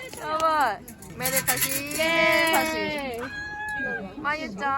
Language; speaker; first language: Japanese; non-native, learner; Korean